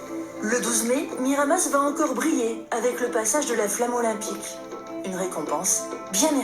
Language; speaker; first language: French; native; French